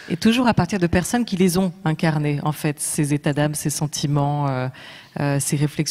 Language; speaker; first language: French; native; French